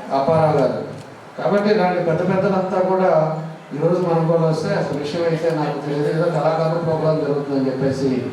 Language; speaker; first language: Telugu; native; Telugu